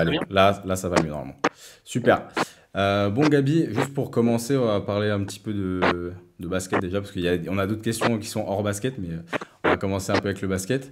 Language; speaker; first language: French; native; French